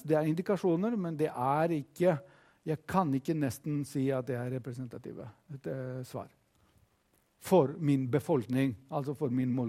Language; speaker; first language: Norwegian; non-native, fluent; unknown